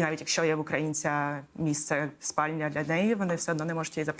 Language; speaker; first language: Ukrainian; native; Ukrainian